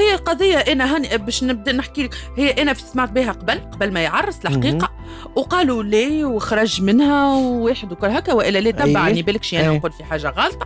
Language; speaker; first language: Arabic; native; Arabic